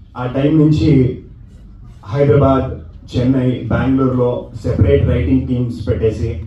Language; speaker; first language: Telugu; non-native, learner; Kannada